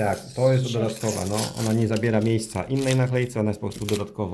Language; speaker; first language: Polish; early bilingual, heritage; Polish